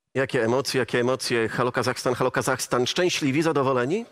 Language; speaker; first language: Polish; native; Polish